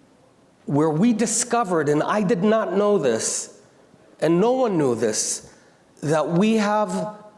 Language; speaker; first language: English; non-native, local second language; Hebrew